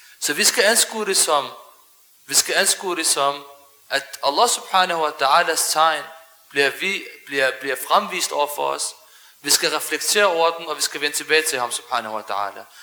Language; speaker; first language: Danish; early bilingual, other home language; Arabic